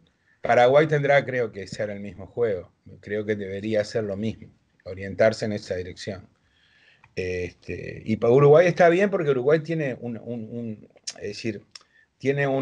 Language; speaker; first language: Spanish; native; Spanish